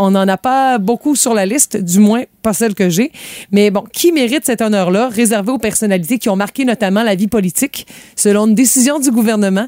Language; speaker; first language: French; native; French